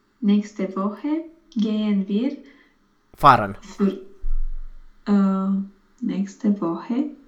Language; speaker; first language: German; non-native, learner; Romanian